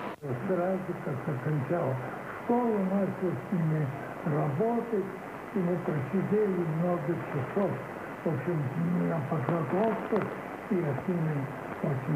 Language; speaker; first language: Russian; non-native, fluent; Czech